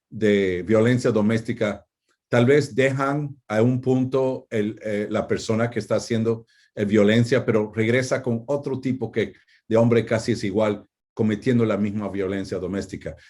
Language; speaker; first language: Spanish; non-native, fluent; English